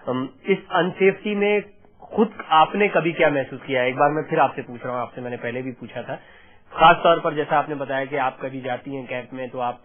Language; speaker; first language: Hindi; native; Hindi